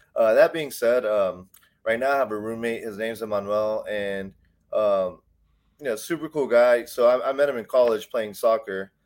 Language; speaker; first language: English; native; English